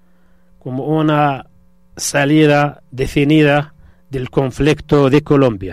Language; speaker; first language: Spanish; non-native, fluent; Arabic